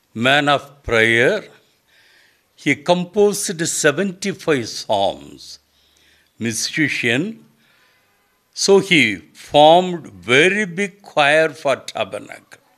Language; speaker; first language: English; non-native, local second language; Tamil